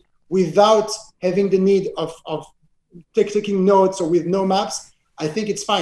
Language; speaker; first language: English; non-native, fluent; French